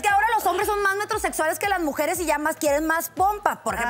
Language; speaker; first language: Spanish; native; Spanish